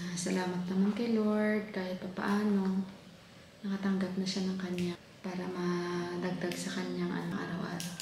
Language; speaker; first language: Filipino; non-native, local second language; Hiligaynon